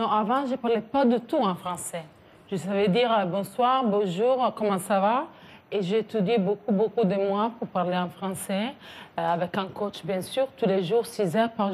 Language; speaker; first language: French; non-native, learner; Italian